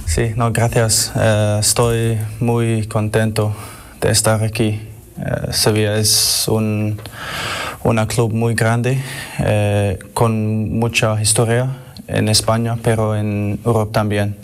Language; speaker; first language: Spanish; non-native, learner; English